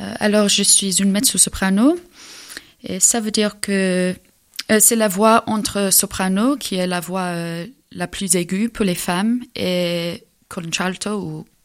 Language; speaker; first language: French; non-native, fluent; English